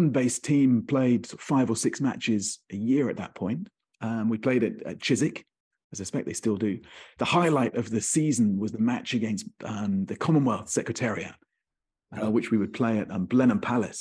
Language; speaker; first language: English; native; English